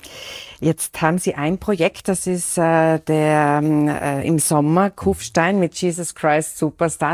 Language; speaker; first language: German; native; German